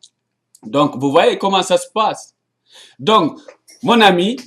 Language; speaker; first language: French; non-native, local second language; Arabic